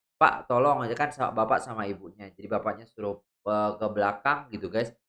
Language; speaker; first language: Indonesian; native; Indonesian